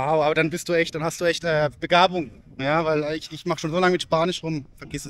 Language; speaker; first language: German; native; German